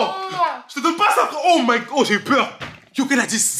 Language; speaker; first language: French; native; French